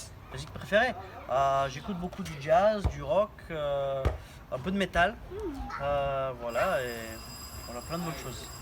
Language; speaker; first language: French; non-native, fluent; Bulgarian